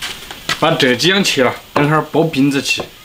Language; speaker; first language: Chinese; native; Chinese